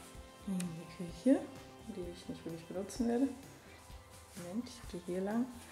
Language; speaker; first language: German; native; German